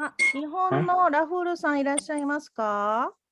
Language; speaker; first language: Japanese; non-native, fluent; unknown